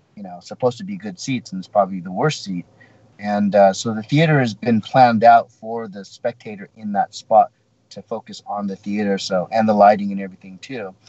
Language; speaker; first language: English; native; English